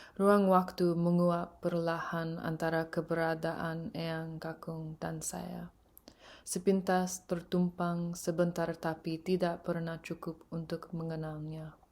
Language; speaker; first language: Indonesian; early bilingual, heritage; English